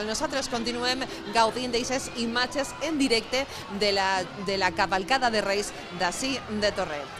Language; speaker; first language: Catalan; native; Catalan